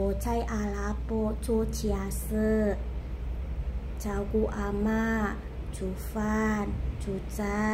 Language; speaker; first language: Chinese; non-native, learner; Indonesian